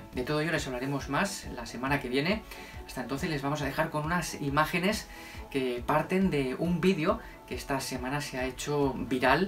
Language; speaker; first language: Spanish; native; Spanish